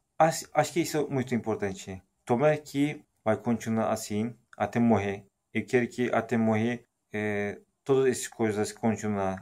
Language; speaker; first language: Portuguese; non-native, learner; Turkish